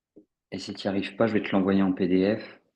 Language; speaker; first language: French; native; French